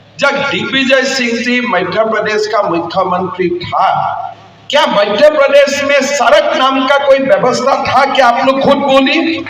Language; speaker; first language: Hindi; non-native, local second language; Assamese